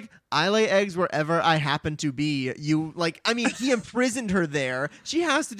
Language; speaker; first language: English; native; English